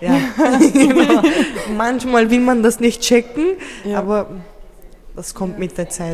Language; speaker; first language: German; early bilingual, other home language; Turkish